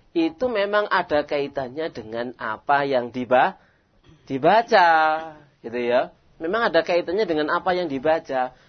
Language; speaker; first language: Indonesian; non-native, local second language; Javanese